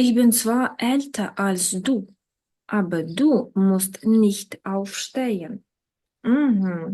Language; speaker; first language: German; non-native, fluent; Ukrainian